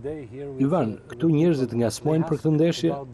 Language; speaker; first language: Albanian; native; Albanian